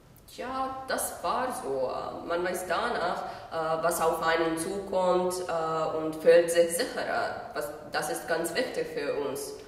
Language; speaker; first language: German; non-native, fluent; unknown